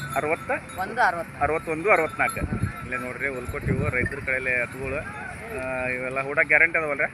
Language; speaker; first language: Kannada; native; Kannada